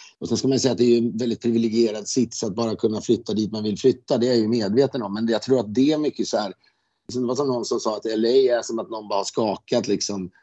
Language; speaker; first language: Swedish; native; Swedish